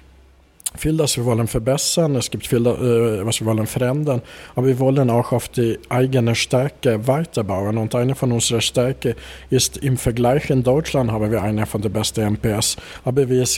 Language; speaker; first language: German; non-native, fluent; Swedish